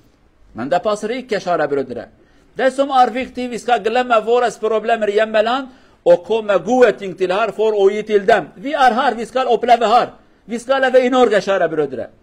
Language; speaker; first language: Norwegian; non-native, learner; Kurdish